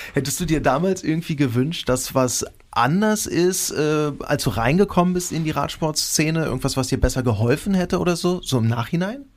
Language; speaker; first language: German; native; German